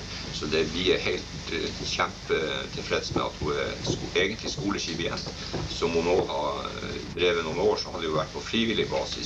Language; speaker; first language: Norwegian; native; Norwegian